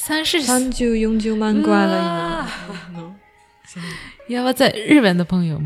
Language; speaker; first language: Chinese; non-native, learner; Japanese